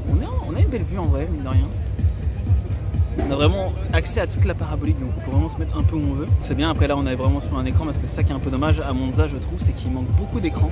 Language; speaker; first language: French; native; French